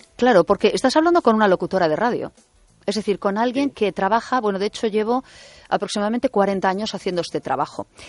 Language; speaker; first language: Spanish; native; Spanish